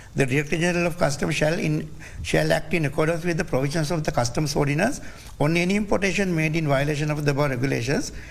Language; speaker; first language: English; non-native, local second language; Sinhala